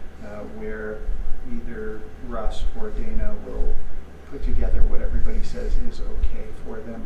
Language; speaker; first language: English; native; English